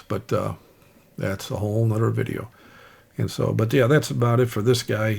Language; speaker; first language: English; native; English